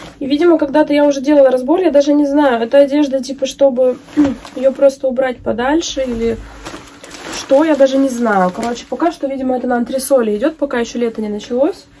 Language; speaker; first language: Russian; native; Russian